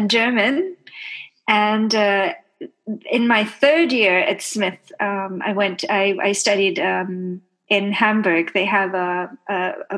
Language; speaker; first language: English; non-native, local second language; Bangla